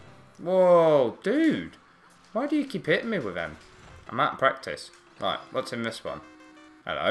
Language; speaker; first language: English; native; English